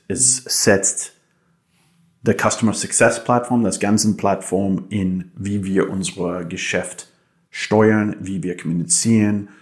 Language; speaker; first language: German; non-native, fluent; English